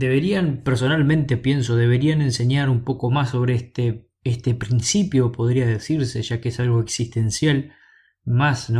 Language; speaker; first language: Spanish; native; Spanish